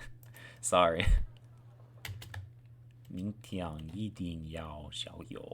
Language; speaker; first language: Chinese; non-native, learner; English